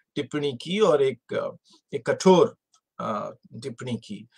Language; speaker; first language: Hindi; native; Hindi